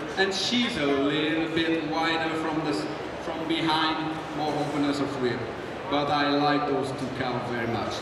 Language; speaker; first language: English; non-native, fluent; French